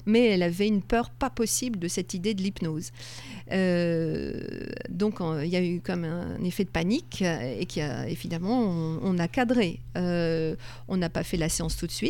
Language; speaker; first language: French; native; French